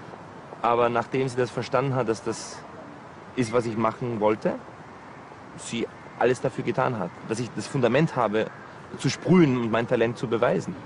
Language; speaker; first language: German; early bilingual, heritage; Italian